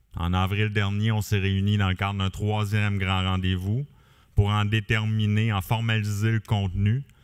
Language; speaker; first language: French; native; French